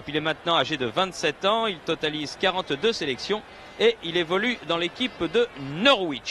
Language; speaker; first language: French; native; French